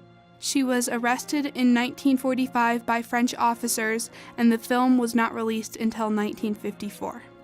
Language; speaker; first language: English; native; English